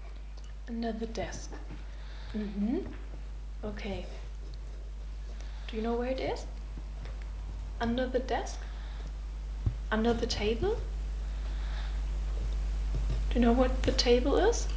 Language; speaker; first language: English; non-native, fluent; German